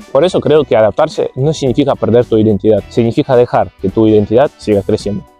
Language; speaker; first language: Spanish; non-native, fluent; Ukrainian